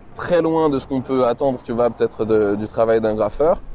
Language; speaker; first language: French; native; French